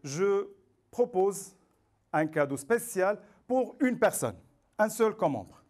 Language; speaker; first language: French; non-native, local second language; Arabic